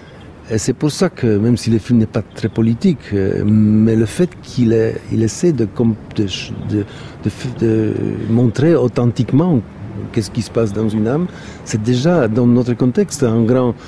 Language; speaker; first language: French; non-native, fluent; Polish